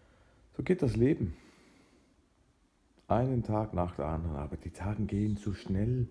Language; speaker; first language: German; non-native, fluent; Danish